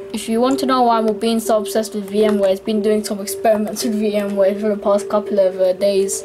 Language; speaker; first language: English; native; English